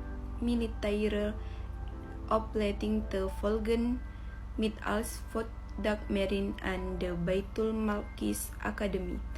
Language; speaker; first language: Dutch; non-native, learner; Indonesian